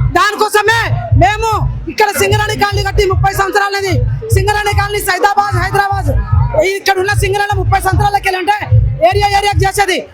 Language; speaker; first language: Telugu; non-native, local second language; Lambadi